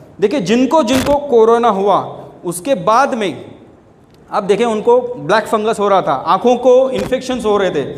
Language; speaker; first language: Hindi; non-native, local second language; Marathi